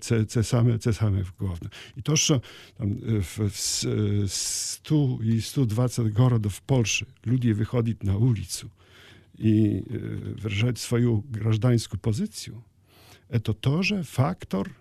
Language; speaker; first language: Ukrainian; non-native, learner; Polish